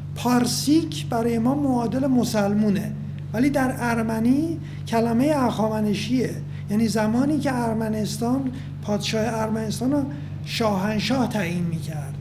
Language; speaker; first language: Persian; non-native, local second language; Armenian